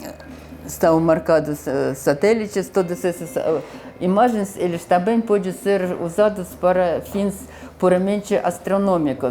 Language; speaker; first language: Portuguese; non-native, fluent; Russian